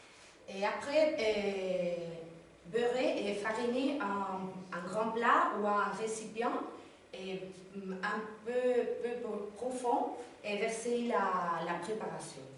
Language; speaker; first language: French; non-native, learner; Spanish